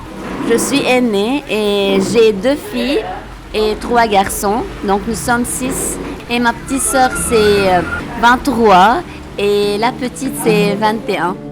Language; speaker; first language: French; non-native, local second language; Arabic